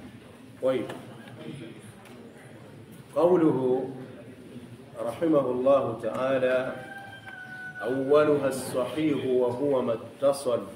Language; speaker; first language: Arabic; non-native, fluent; Swahili